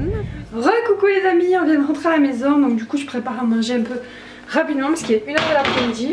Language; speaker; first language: French; native; French